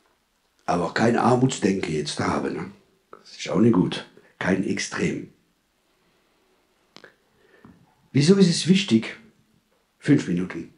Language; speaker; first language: German; non-native, fluent; French